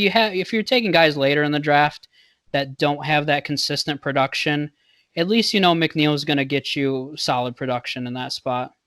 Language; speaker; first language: English; native; English